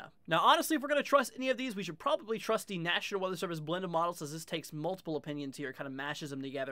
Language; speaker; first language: English; native; English